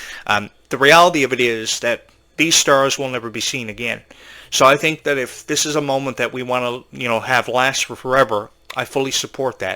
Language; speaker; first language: English; native; English